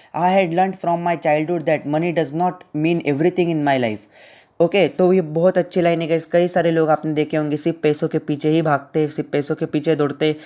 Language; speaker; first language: Hindi; non-native, local second language; Marathi